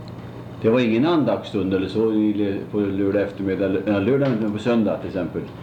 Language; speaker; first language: Swedish; native; Swedish